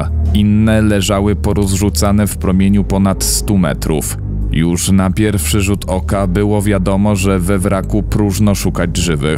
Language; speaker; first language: Polish; native; Polish